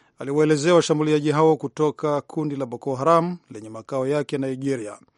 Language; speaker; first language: Swahili; non-native, local second language; Rundi